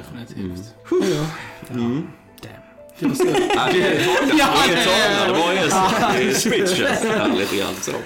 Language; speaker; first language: Swedish; native; Swedish